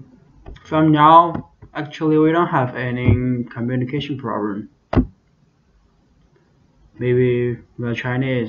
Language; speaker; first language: English; non-native, learner; Chinese